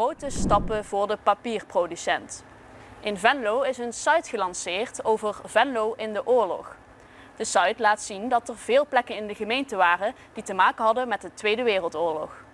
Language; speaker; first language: Dutch; native; Dutch